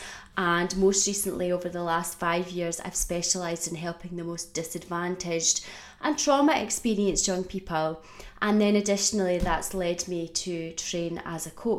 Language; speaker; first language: English; native; English